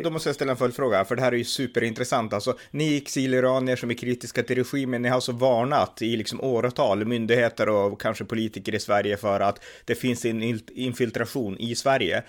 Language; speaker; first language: Swedish; native; Swedish